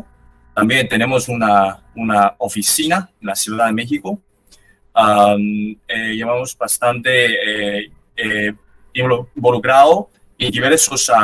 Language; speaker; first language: Spanish; non-native, fluent; Chinese